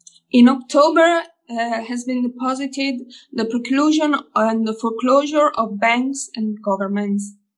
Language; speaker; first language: English; non-native, fluent; Italian